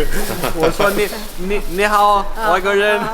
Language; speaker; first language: Chinese; non-native, learner; Dutch